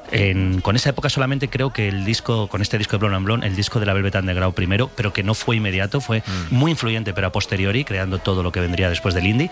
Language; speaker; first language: Spanish; native; Spanish